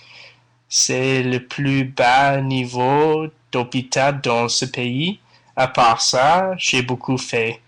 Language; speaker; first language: French; non-native, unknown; English